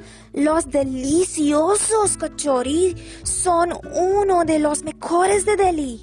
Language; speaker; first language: Spanish; non-native, learner; Hindi